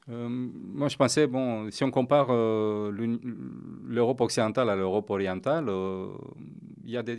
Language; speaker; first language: French; non-native, fluent; Romanian